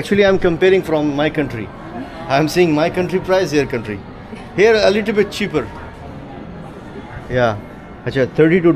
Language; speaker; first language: English; non-native, fluent; Urdu